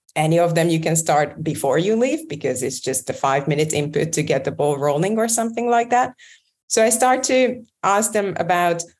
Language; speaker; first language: English; non-native, fluent; Hungarian